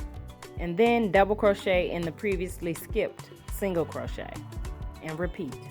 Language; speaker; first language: English; native; English